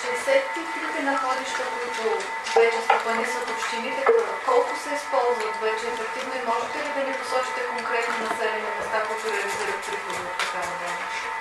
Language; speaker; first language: Bulgarian; native; Bulgarian